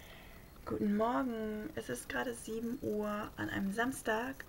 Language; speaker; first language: German; native; German